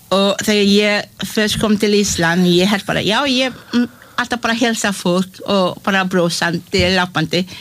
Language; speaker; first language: Icelandic; non-native, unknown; Malay